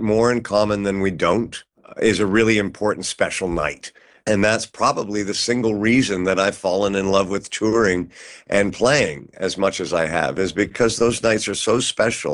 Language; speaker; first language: English; native; English